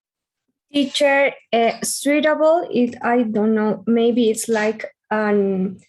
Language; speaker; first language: English; non-native, learner; Spanish